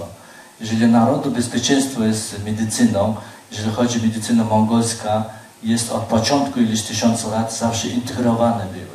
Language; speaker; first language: Polish; non-native, learner; Mongolian